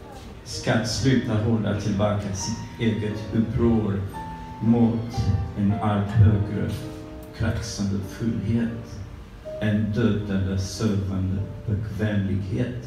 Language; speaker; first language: Swedish; non-native, learner; French